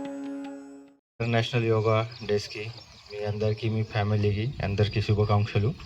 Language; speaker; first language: Telugu; non-native, learner; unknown